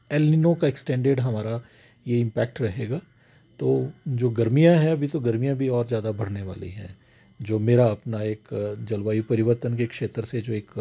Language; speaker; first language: Hindi; native; Hindi